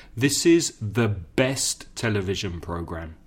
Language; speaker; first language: English; native; English